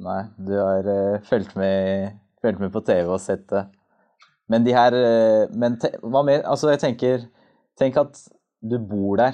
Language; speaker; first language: Norwegian; native; Norwegian